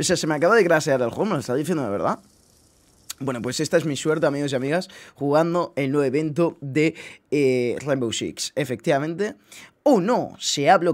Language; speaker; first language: Spanish; native; Spanish